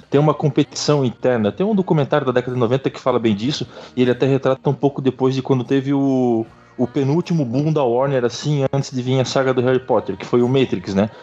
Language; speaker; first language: Portuguese; native; Portuguese